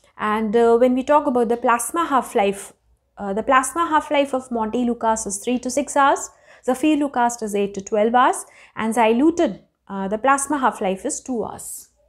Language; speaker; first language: English; non-native, local second language; Hindi